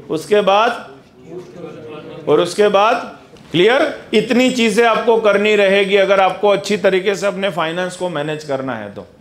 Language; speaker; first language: Hindi; non-native, local second language; Gujarati